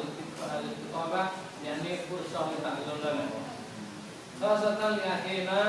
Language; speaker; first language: Arabic; non-native, learner; Indonesian